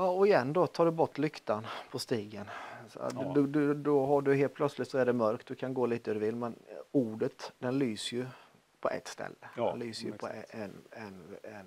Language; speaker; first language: Swedish; native; Swedish